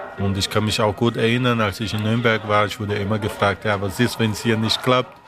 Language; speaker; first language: German; non-native, fluent; Portuguese